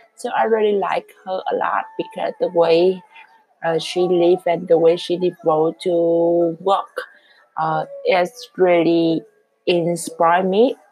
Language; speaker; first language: English; non-native, learner; Vietnamese